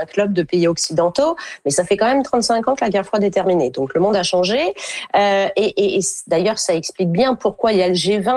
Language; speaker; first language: French; native; French